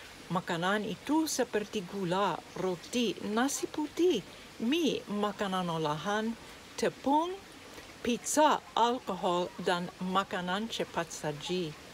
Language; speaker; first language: Indonesian; non-native, learner; English